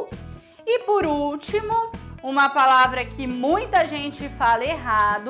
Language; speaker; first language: Portuguese; native; Portuguese